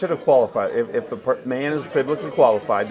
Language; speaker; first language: English; native; English